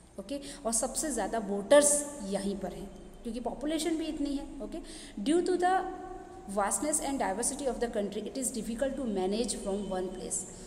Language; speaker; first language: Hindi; non-native, local second language; Gujarati